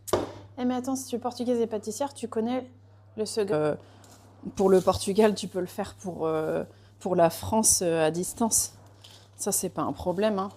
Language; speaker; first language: French; early bilingual, other home language; Portuguese